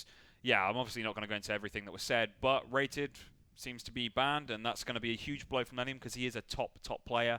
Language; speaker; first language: English; native; English